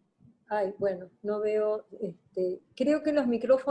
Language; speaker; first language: Spanish; native; Spanish